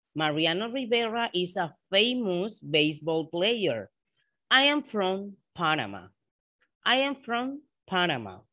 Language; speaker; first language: English; non-native, learner; Spanish